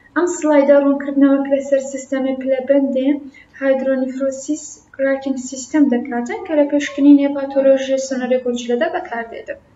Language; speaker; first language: Central Kurdish; non-native, local second language; Kurdish